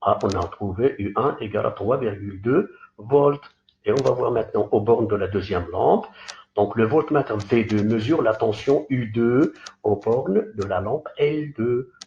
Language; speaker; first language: French; non-native, local second language; Arabic